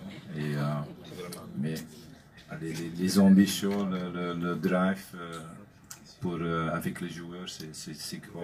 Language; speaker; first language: French; non-native, learner; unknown